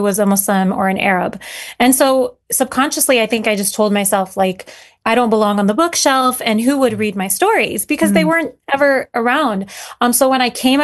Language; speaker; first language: English; early bilingual, other home language; Arabic